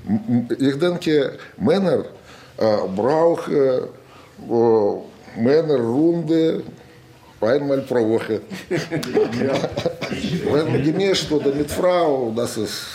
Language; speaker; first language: German; non-native, learner; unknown